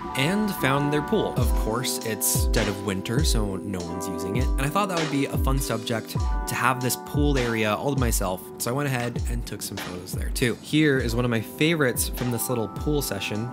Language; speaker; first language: English; native; English